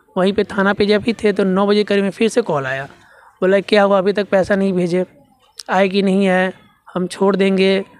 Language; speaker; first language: Hindi; native; Hindi